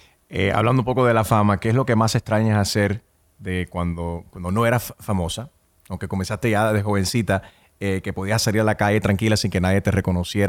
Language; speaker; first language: Spanish; early bilingual, heritage; Spanish